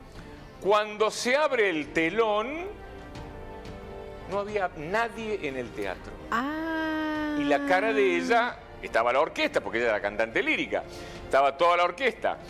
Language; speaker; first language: Spanish; native; Spanish